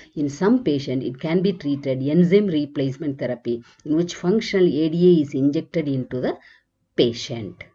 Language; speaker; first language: English; non-native, local second language; Tamil